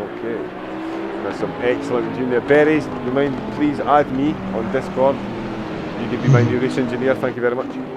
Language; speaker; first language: English; native; English